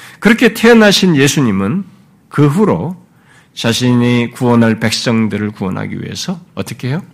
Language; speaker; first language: Korean; native; Korean